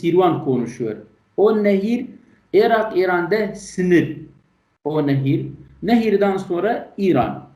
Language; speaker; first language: Turkish; non-native, learner; Kurdish